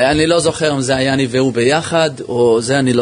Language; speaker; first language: Hebrew; early bilingual, heritage; English